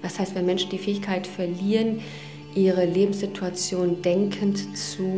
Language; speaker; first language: German; native; German